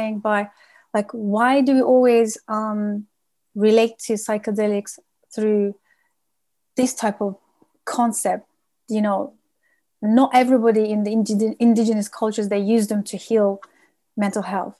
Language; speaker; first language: English; native; English